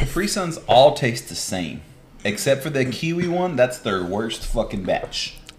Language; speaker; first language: English; native; English